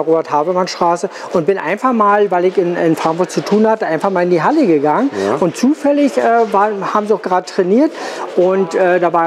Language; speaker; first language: German; native; German